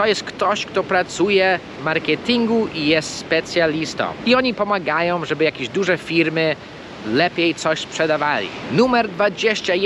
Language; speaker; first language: Polish; early bilingual, heritage; Polish